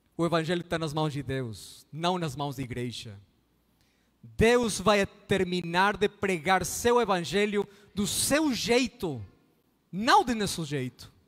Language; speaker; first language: Portuguese; non-native, fluent; Spanish